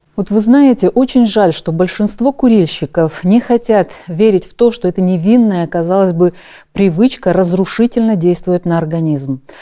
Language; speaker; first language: Russian; native; Russian